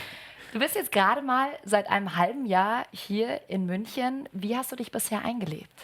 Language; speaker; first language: German; native; German